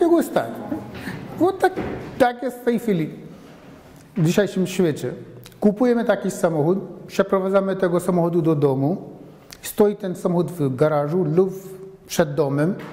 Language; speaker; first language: Polish; non-native, fluent; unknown